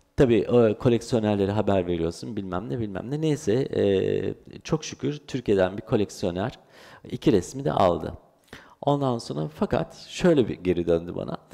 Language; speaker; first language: Turkish; early bilingual, heritage; Turkish